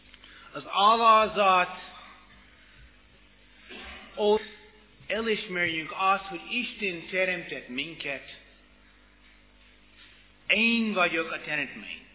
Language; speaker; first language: Hungarian; non-native, fluent; English